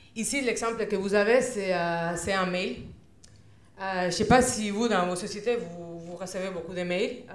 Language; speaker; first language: French; non-native, fluent; Spanish